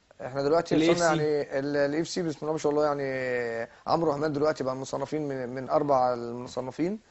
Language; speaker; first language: Arabic; native; Arabic